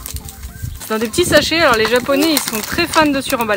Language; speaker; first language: French; native; French